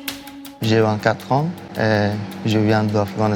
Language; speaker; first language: French; non-native, learner; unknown